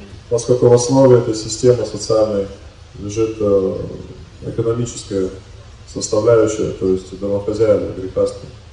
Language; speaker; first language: Russian; native; Russian